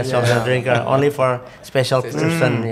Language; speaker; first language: English; non-native, fluent; Indonesian